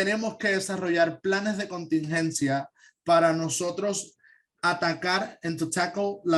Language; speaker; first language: Spanish; native; Spanish